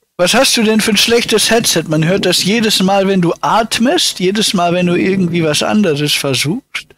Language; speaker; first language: German; native; German